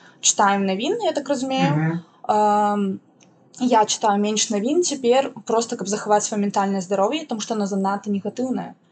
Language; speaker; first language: Belarusian; non-native, local second language; Russian